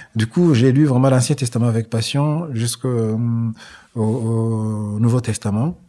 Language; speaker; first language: French; non-native, local second language; Kinyarwanda